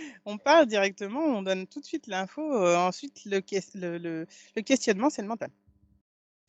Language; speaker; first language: French; native; French